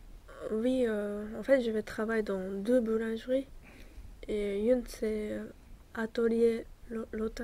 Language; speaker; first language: French; non-native, fluent; Japanese